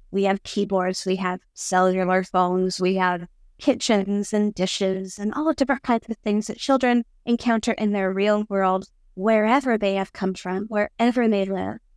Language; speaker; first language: English; native; English